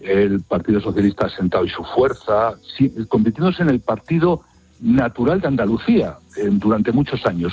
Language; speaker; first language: Spanish; native; Spanish